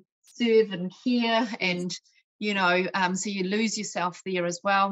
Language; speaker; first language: English; native; English